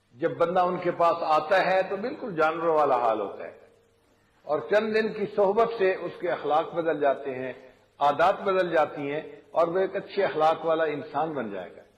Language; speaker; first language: Urdu; non-native, local second language; Punjabi